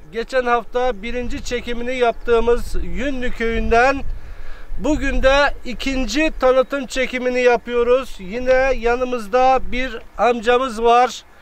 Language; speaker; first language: Turkish; native; Turkish